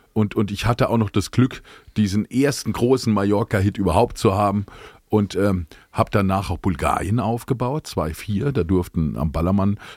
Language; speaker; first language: German; native; German